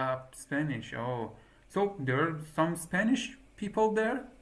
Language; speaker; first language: English; non-native, fluent; Persian